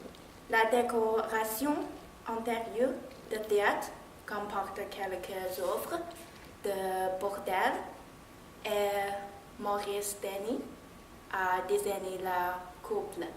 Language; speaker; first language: French; non-native, learner; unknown